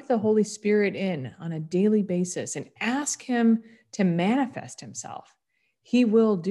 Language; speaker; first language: English; native; English